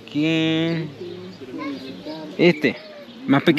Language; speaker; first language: Spanish; native; Spanish